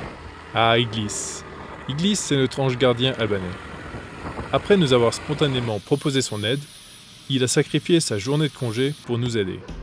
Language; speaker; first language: French; native; French